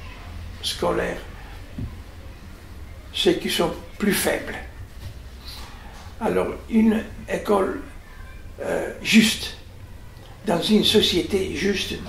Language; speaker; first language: French; non-native, fluent; Italian